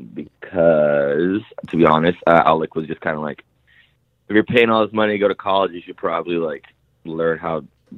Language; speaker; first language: English; native; English